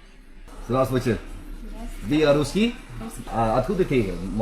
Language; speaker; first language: Russian; non-native, learner; English